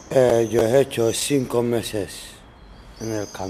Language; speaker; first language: Spanish; non-native, learner; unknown